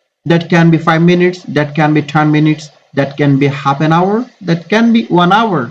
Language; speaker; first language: English; non-native, fluent; Bangla